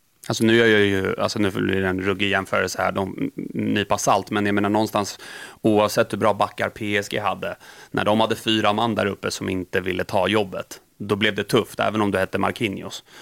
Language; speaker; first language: Swedish; native; Swedish